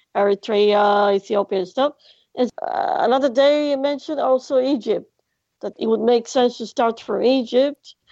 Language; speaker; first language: English; non-native, fluent; Greek